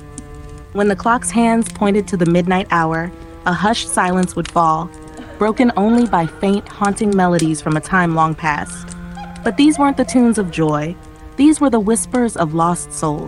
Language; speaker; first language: English; native; English